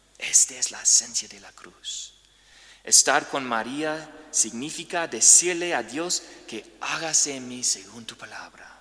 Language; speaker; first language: Spanish; non-native, fluent; English